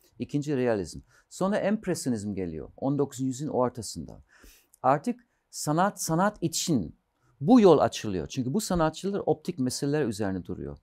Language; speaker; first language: Turkish; non-native, fluent; German